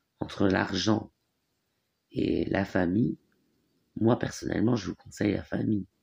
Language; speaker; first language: French; native; French